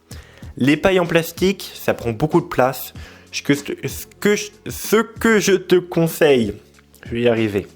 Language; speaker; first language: French; native; French